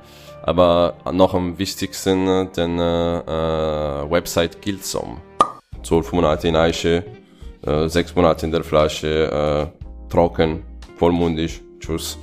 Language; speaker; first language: German; non-native, fluent; Italian